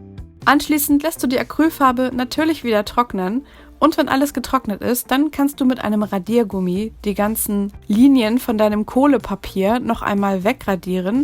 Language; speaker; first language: German; native; German